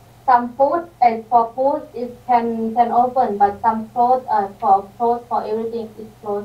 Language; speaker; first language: English; non-native, learner; Thai